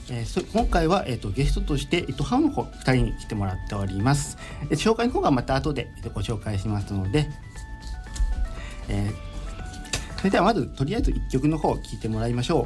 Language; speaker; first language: Japanese; native; Japanese